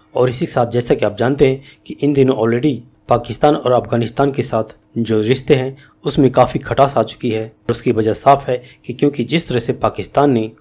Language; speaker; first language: Urdu; native; Urdu